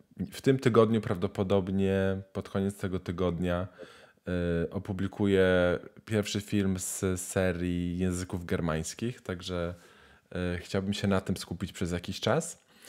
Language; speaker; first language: Polish; native; Polish